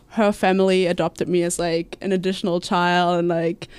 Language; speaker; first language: English; non-native, fluent; German